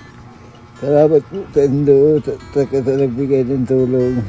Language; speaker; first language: Filipino; non-native, local second language; Bikol